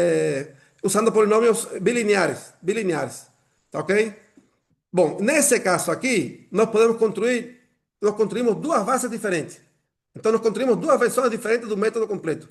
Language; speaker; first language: Portuguese; non-native, fluent; Spanish